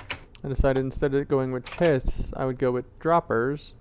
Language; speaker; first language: English; native; English